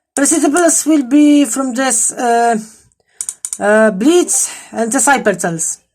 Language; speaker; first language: English; non-native, learner; Polish